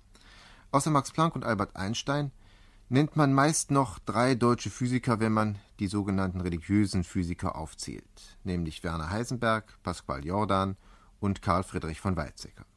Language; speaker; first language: German; native; German